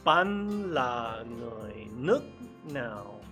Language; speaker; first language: Vietnamese; non-native, learner; English